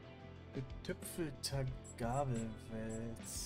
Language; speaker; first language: German; native; German